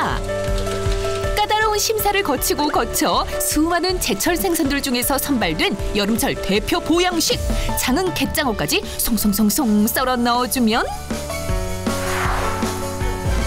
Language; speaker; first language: Korean; native; Korean